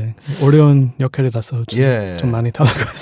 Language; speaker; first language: Korean; non-native, fluent; English